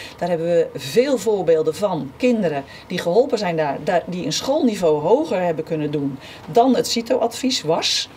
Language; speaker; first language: Dutch; native; Dutch